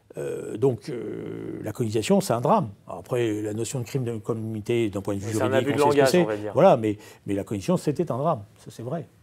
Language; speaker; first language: French; native; French